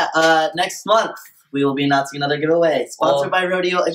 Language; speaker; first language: English; native; English